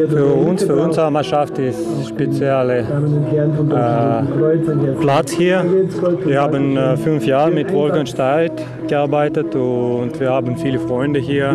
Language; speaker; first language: German; non-native, learner; Russian